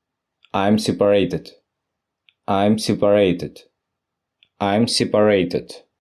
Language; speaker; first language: English; non-native, fluent; Russian